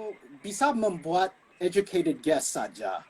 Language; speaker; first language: Indonesian; non-native, fluent; English